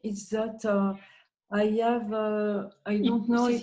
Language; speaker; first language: English; non-native, learner; French